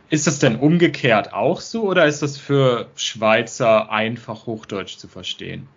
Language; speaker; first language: German; native; German